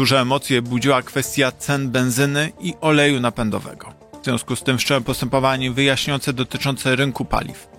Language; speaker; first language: Polish; native; Polish